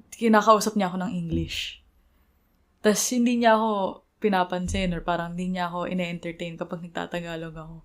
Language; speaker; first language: Filipino; native; Filipino